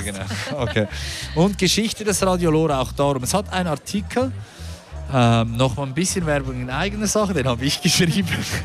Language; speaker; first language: German; native; German